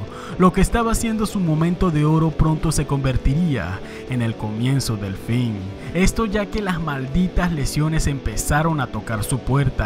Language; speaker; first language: Spanish; native; Spanish